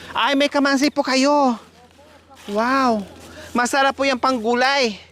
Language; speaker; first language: Filipino; native; Filipino